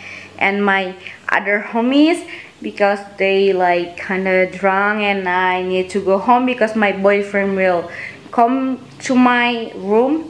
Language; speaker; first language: English; non-native, fluent; Indonesian